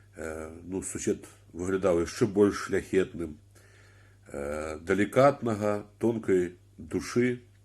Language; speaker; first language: Belarusian; native; Belarusian